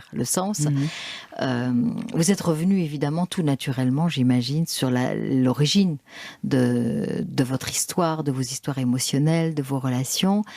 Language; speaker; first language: French; native; French